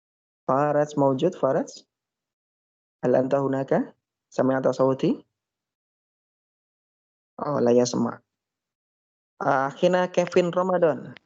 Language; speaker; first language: Arabic; non-native, fluent; Indonesian